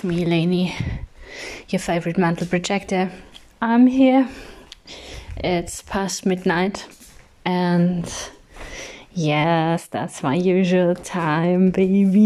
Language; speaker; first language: English; non-native, fluent; German